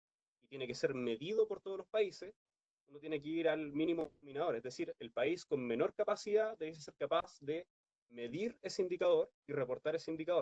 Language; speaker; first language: Spanish; native; Spanish